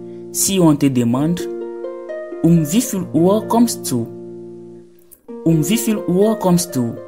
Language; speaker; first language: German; non-native, fluent; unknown